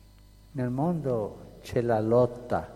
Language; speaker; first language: Italian; non-native, fluent; Spanish